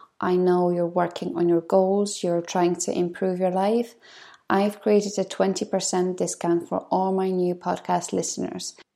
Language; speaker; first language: English; non-native, fluent; Polish